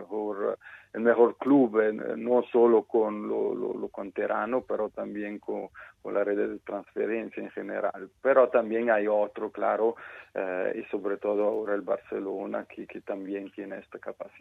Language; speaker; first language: Spanish; non-native, fluent; Italian